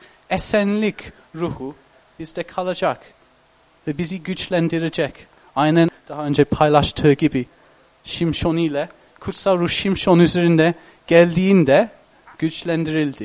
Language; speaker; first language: Turkish; non-native, fluent; English